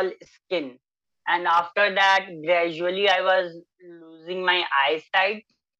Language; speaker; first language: English; non-native, local second language; Hindi